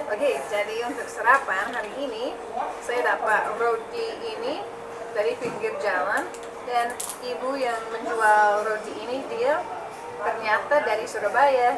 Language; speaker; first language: Indonesian; non-native, fluent; English